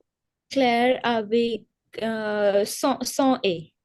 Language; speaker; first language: French; non-native, learner; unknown